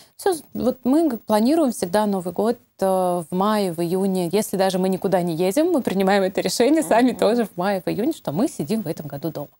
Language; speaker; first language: Russian; native; Russian